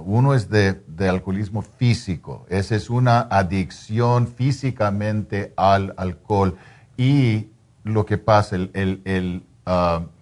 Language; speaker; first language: Spanish; non-native, fluent; English